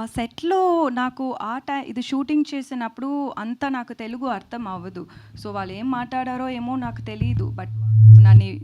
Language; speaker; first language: Telugu; non-native, learner; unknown